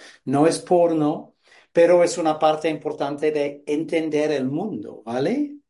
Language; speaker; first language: Spanish; non-native, fluent; English